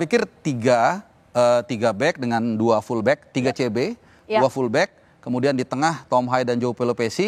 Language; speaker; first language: Indonesian; native; Indonesian